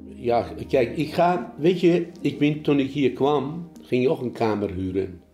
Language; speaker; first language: Dutch; non-native, fluent; Persian